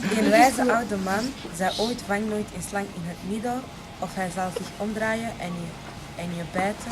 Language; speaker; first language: Dutch; non-native, local second language; French